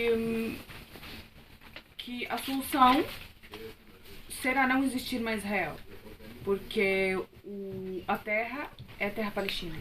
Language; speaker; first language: Portuguese; non-native, fluent; Arabic